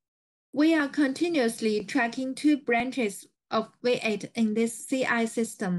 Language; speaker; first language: English; non-native, fluent; Chinese